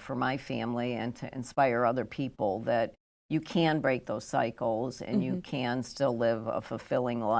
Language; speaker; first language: English; native; English